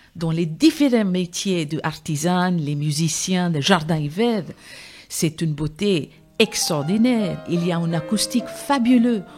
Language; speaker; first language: French; non-native, fluent; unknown